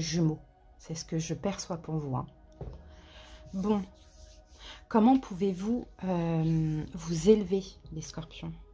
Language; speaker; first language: French; native; French